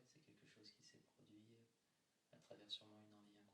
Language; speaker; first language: French; native; French